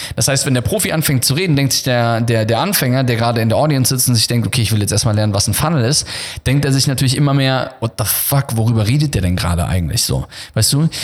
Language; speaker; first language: German; native; German